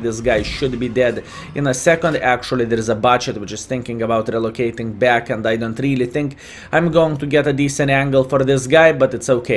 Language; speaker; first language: English; non-native, fluent; Lithuanian